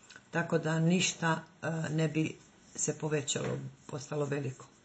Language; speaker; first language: Croatian; native; Croatian